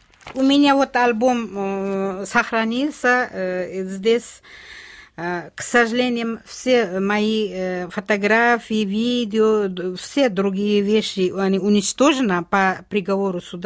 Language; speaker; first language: Russian; non-native, local second language; Uzbek